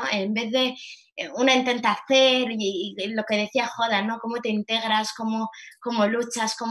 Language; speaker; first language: Spanish; early bilingual, heritage; Arabic